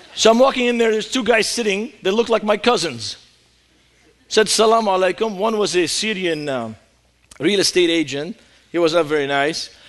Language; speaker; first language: English; non-native, fluent; Arabic